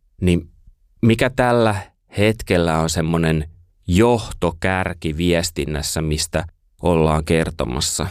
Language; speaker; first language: Finnish; native; Finnish